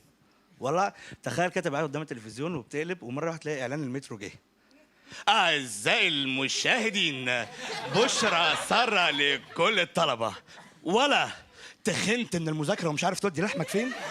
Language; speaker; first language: Arabic; native; Arabic